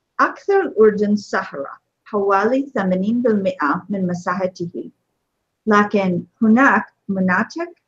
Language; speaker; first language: Arabic; non-native, fluent; English